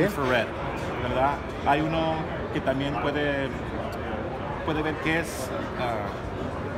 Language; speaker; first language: Spanish; early bilingual, heritage; Spanish